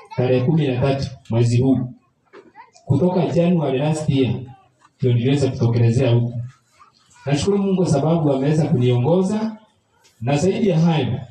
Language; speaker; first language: Swahili; native; Swahili